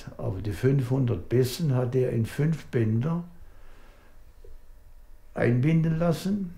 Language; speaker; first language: German; non-native, local second language; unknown